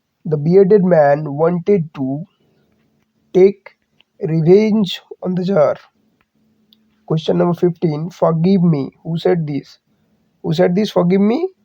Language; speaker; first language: English; non-native, local second language; Bangla